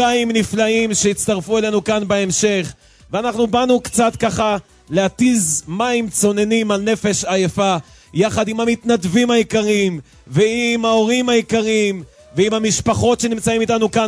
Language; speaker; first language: Hebrew; native; Hebrew